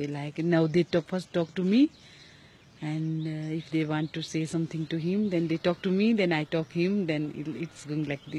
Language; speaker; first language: English; non-native, local second language; Hindi